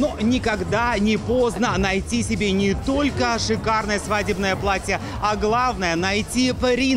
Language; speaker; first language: Russian; native; Russian